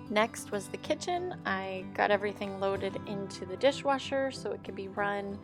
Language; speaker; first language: English; native; English